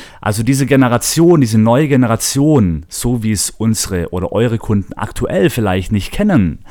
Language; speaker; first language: German; native; German